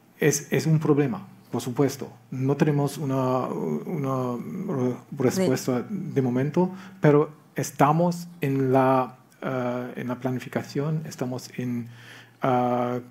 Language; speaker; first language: Spanish; non-native, learner; German